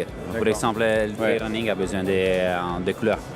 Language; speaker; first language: French; non-native, fluent; Italian